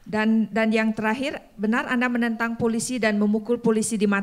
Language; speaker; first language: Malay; non-native, learner; English